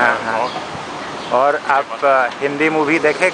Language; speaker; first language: Hindi; native; Hindi